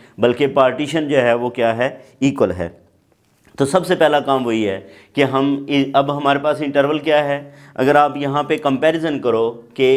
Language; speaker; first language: Urdu; non-native, local second language; Punjabi